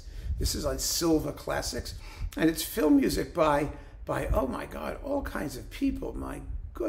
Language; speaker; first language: English; native; English